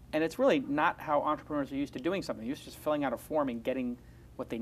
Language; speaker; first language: English; native; English